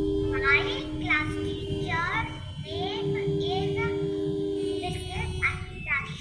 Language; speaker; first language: English; non-native, learner; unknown